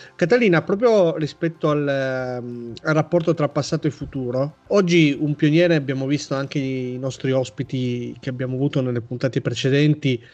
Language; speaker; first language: Italian; native; Italian